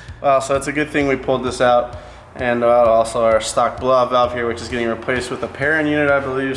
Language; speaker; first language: English; native; English